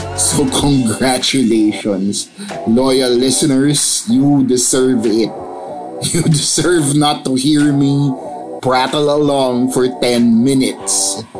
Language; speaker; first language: English; non-native, local second language; Filipino